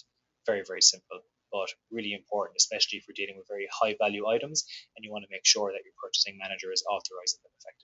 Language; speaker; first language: English; native; English